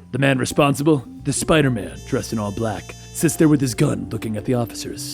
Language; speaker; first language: English; native; English